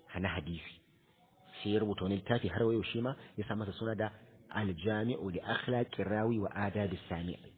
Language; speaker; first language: Hausa; native; Hausa